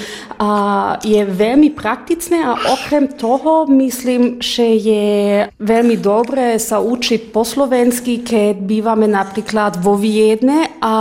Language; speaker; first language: Slovak; non-native, learner; German